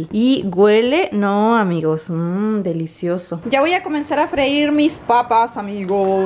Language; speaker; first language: Spanish; native; Spanish